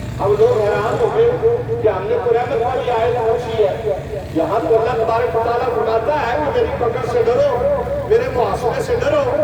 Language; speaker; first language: Urdu; non-native, local second language; Pashto